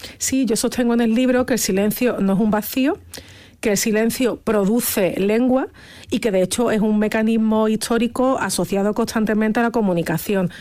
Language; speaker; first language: Spanish; native; Spanish